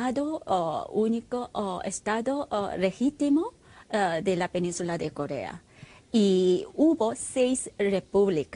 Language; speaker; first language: Spanish; non-native, fluent; Korean